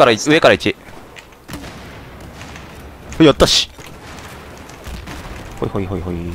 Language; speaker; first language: Japanese; native; Japanese